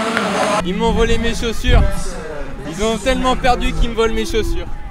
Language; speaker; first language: French; native; French